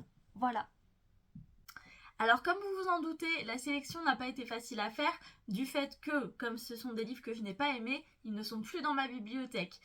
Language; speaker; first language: French; native; French